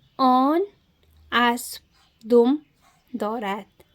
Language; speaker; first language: Persian; non-native, learner; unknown